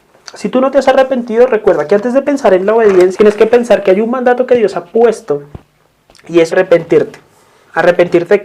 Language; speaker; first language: Spanish; native; Spanish